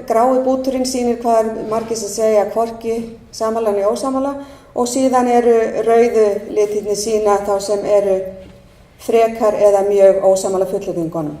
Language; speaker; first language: Icelandic; native; Icelandic